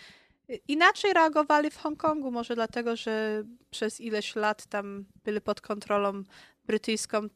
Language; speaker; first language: Polish; early bilingual, heritage; Polish